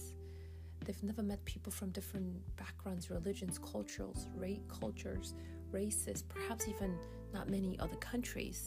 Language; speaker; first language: English; non-native, fluent; Polish